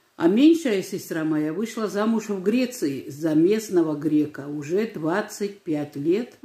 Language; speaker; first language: Russian; non-native, local second language; Georgian